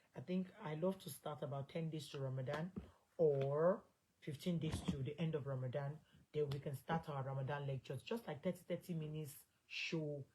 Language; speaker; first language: English; non-native, local second language; Yoruba